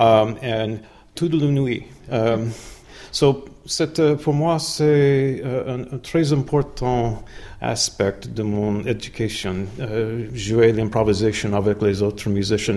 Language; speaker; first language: French; non-native, learner; English